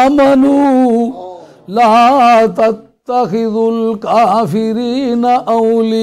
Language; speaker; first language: Urdu; non-native, local second language; Punjabi